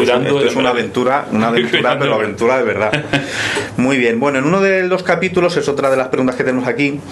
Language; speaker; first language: Spanish; native; Spanish